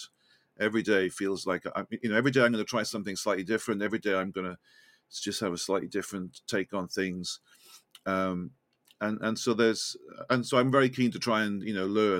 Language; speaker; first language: English; native; English